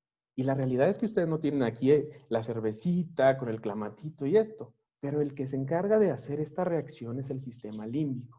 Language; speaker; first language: Spanish; native; Spanish